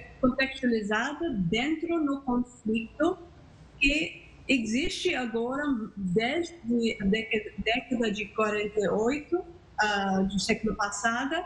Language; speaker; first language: Portuguese; non-native, fluent; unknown